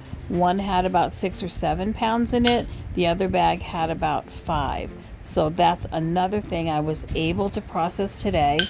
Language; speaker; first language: English; native; English